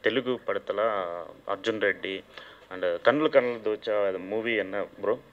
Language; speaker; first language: Tamil; non-native, learner; Telugu